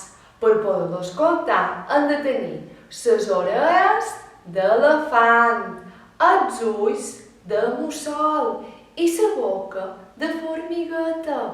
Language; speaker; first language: Catalan; native; Catalan